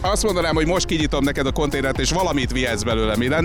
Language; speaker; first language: Hungarian; native; Hungarian